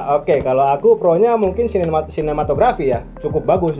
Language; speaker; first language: Indonesian; native; Indonesian